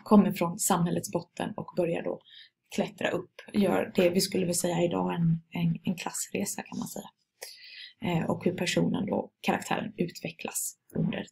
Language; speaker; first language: Swedish; native; Swedish